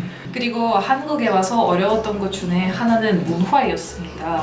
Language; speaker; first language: Korean; non-native, fluent; Russian